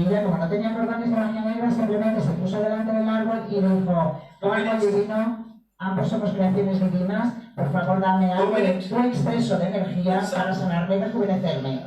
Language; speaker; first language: Spanish; native; Spanish